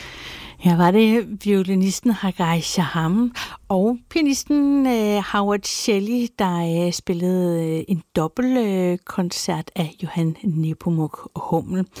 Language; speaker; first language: Danish; native; Danish